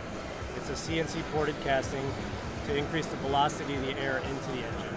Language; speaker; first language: English; native; English